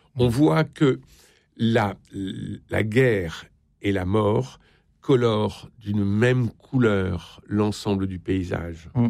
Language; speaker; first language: French; native; French